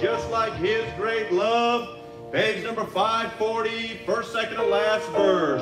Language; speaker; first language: English; native; English